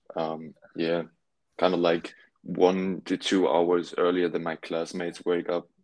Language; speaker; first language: English; non-native, fluent; German